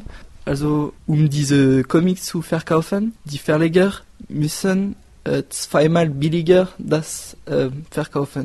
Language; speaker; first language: German; non-native, learner; French